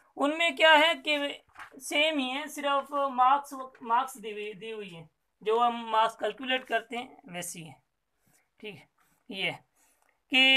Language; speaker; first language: Urdu; non-native, local second language; Sindhi